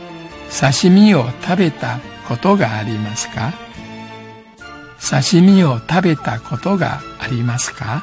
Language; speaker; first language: Japanese; non-native, fluent; Min Nan Chinese